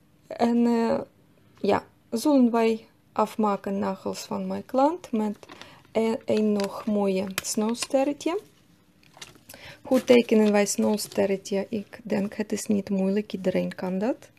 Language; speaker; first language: Dutch; non-native, learner; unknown